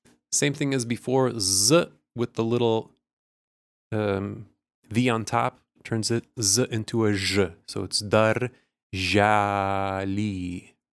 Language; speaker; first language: English; early bilingual, other home language; Lithuanian